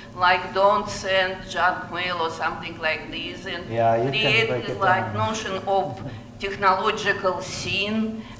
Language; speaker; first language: English; non-native, learner; Russian